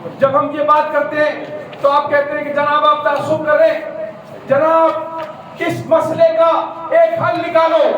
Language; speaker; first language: Urdu; native; Urdu